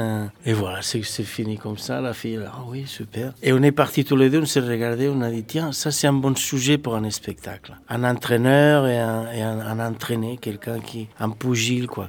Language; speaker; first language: French; non-native, fluent; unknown